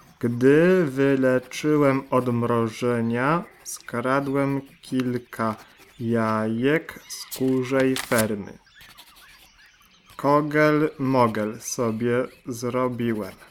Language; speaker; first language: Polish; native; Polish